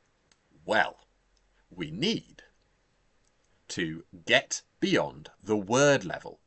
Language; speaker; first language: English; native; English